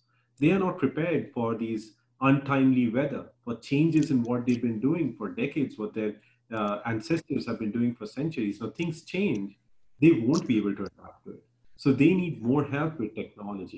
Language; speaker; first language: English; non-native, local second language; Hindi